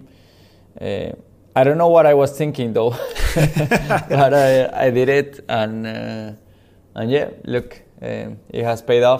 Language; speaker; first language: English; non-native, fluent; Spanish